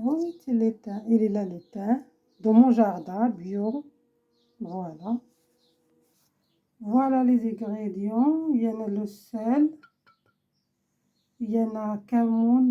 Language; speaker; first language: French; non-native, learner; Arabic